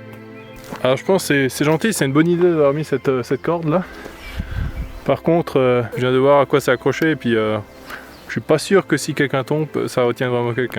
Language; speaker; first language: French; native; French